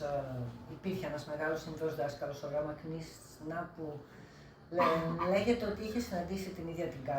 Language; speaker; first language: Greek; native; Greek